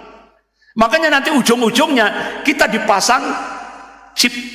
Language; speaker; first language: Indonesian; non-native, local second language; Javanese